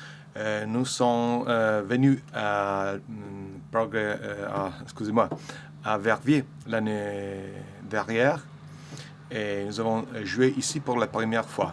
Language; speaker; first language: French; non-native, learner; Italian